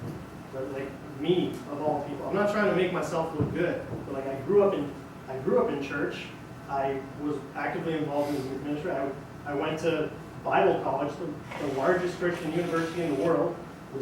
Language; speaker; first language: English; native; English